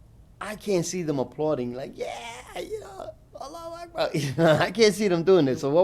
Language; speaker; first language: English; native; English